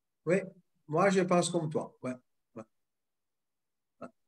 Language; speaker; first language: French; non-native, fluent; Italian